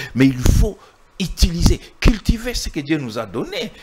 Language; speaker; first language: French; non-native, local second language; Swahili